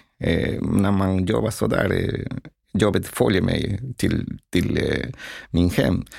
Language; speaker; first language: Swedish; non-native, learner; Spanish